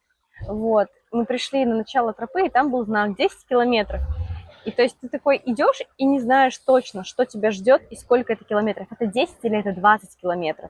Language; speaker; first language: Russian; native; Russian